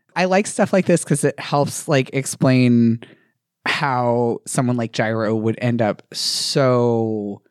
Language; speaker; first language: English; native; English